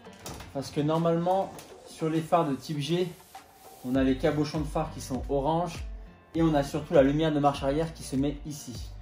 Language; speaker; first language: French; native; French